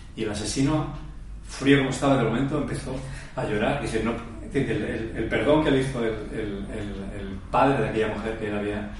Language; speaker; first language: Spanish; native; Spanish